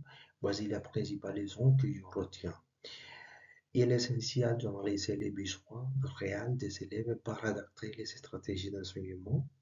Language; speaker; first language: French; non-native, learner; Spanish